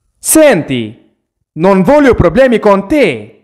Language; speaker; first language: Italian; non-native, fluent; Arabic